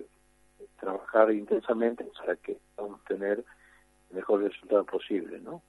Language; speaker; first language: Spanish; native; Spanish